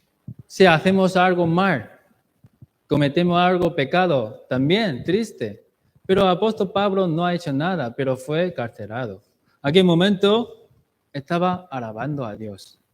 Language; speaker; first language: Spanish; non-native, learner; Chinese